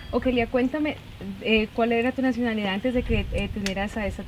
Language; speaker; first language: Spanish; native; Spanish